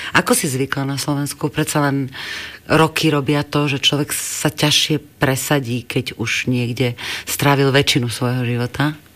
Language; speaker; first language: Slovak; native; Slovak